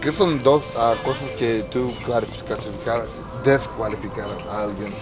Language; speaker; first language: Spanish; early bilingual, heritage; Spanish